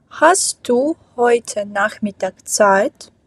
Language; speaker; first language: German; non-native, fluent; Ukrainian